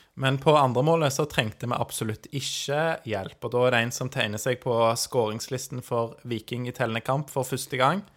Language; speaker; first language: Norwegian; native; Norwegian